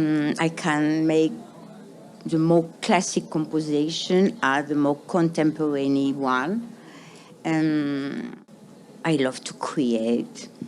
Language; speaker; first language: English; non-native, fluent; French